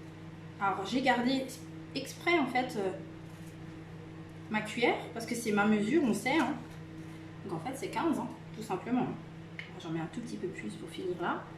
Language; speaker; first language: French; native; French